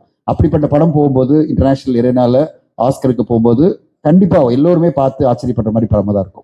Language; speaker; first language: Tamil; native; Tamil